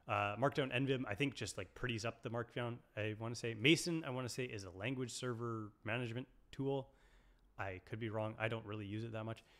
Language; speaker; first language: English; native; English